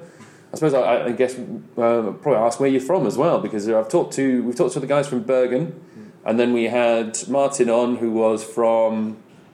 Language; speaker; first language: English; native; English